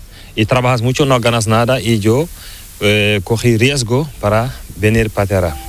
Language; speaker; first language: Spanish; non-native, learner; Fula